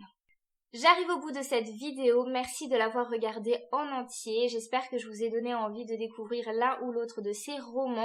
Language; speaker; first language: French; native; French